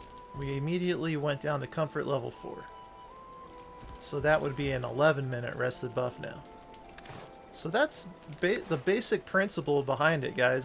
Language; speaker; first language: English; native; English